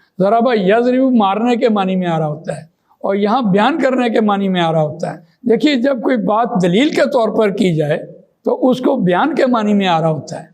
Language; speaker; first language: Urdu; non-native, local second language; Punjabi